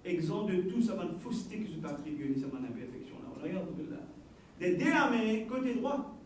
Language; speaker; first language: French; non-native, local second language; Haitian Creole